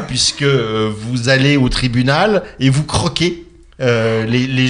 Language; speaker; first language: French; native; French